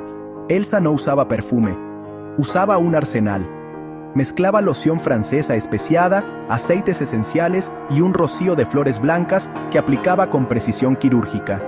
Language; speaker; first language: Spanish; native; Spanish